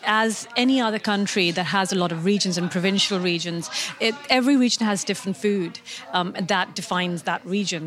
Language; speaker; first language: English; non-native, local second language; Urdu